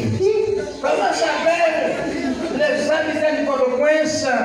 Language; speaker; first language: French; non-native, local second language; Haitian Creole